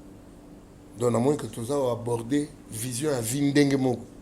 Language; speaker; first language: French; non-native, local second language; Lingala